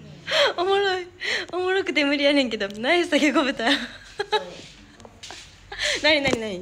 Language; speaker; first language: Japanese; native; Japanese